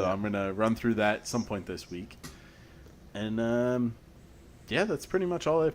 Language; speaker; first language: English; native; English